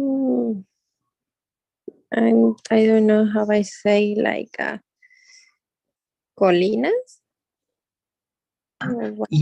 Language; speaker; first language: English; non-native, learner; Spanish